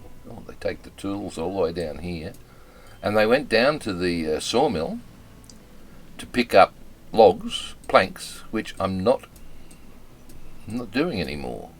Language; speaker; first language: English; native; English